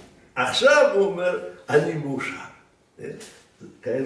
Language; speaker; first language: Hebrew; non-native, fluent; Russian